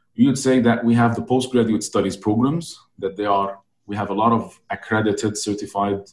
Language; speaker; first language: English; non-native, fluent; Arabic